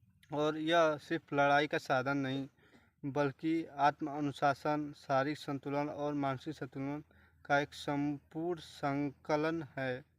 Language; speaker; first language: Hindi; native; Hindi